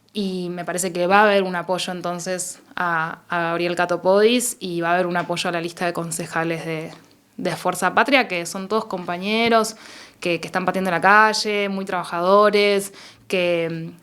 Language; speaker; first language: Spanish; native; Spanish